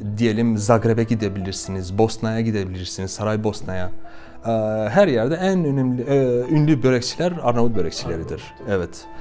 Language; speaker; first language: Turkish; non-native, fluent; Albanian